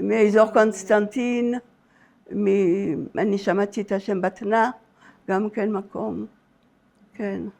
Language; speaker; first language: Hebrew; non-native, fluent; French